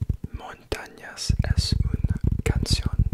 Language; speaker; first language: Spanish; non-native, learner; English